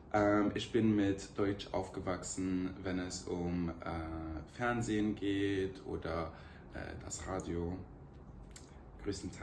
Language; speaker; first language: German; non-native, local second language; Portuguese